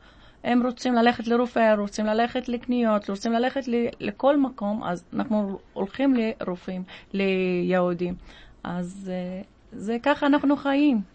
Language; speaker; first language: Hebrew; non-native, local second language; Arabic